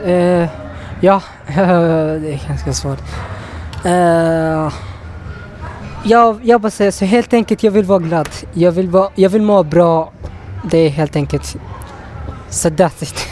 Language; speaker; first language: Swedish; non-native, fluent; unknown